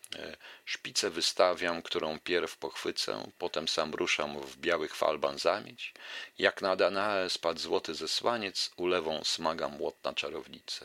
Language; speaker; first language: Polish; native; Polish